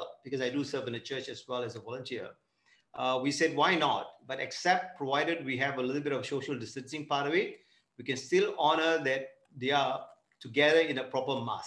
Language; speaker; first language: English; non-native, local second language; Tamil